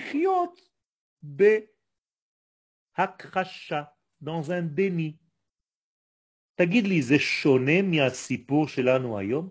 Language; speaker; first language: Hebrew; non-native, fluent; French